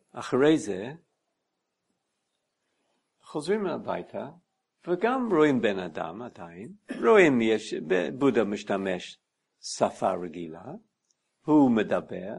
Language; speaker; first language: Hebrew; non-native, fluent; English